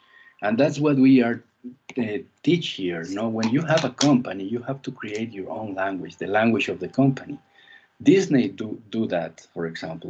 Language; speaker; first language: English; non-native, fluent; Spanish